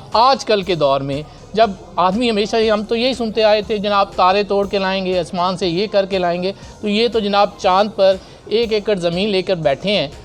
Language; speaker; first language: Urdu; non-native, local second language; Punjabi